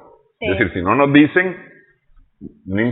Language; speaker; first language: Spanish; native; Spanish